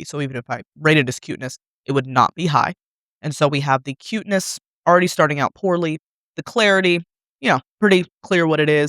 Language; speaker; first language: English; native; English